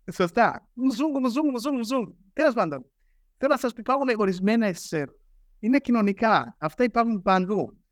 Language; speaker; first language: Greek; non-native, fluent; Rundi